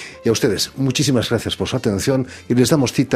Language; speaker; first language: Spanish; native; Spanish